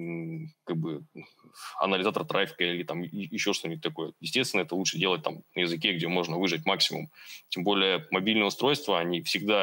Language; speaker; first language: Russian; native; Russian